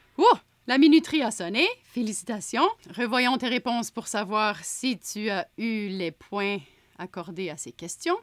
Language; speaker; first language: French; native; French